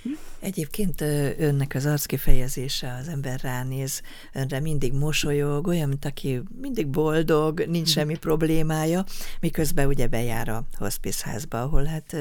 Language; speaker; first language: Hungarian; native; Hungarian